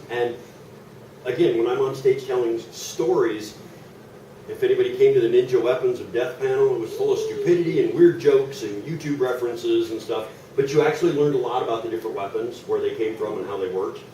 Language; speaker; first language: English; native; English